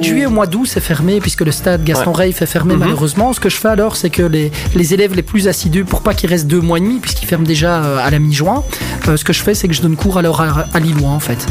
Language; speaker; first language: French; native; French